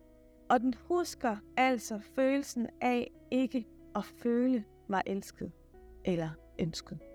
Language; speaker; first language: Danish; native; Danish